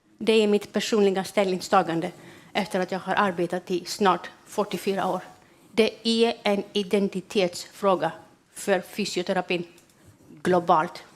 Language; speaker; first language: Swedish; non-native, fluent; Greek